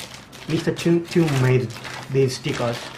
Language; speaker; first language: English; non-native, learner; Japanese